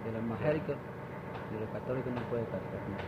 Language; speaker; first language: Spanish; non-native, local second language; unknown